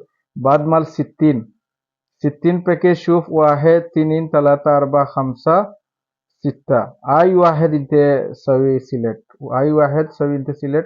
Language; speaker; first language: Arabic; non-native, learner; Bangla